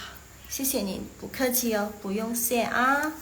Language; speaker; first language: Chinese; non-native, fluent; Indonesian